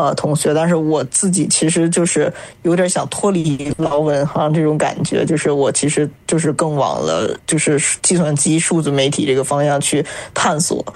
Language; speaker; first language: Chinese; native; Chinese